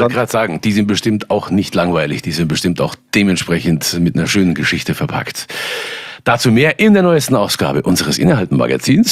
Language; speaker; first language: German; native; German